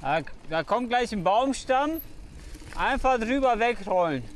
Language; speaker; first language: German; native; German